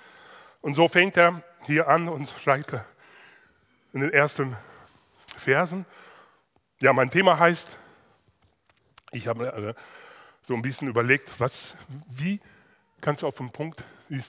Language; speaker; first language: German; non-native, fluent; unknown